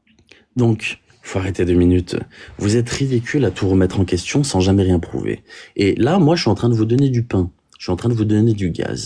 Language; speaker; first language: French; native; French